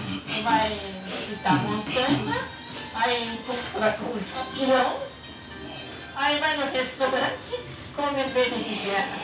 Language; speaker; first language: Portuguese; non-native, learner; Japanese